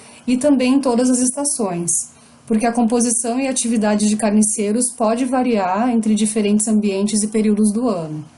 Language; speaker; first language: Portuguese; native; Portuguese